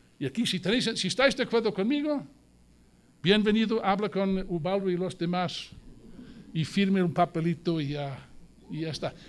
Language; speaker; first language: Spanish; non-native, fluent; English